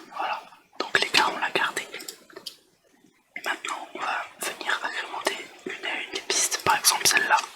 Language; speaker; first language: French; native; French